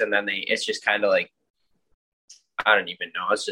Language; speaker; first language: English; native; English